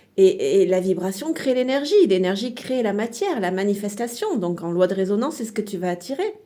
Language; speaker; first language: French; native; French